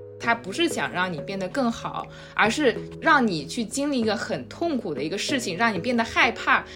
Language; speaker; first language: Chinese; native; Chinese